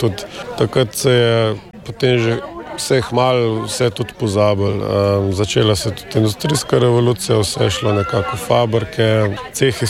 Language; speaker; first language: Slovenian; native; Slovenian